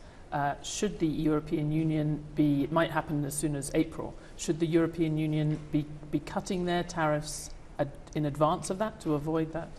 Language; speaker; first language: English; native; English